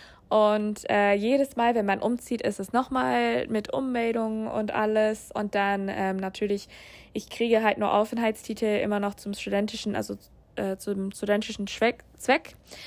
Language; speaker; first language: German; non-native, fluent; English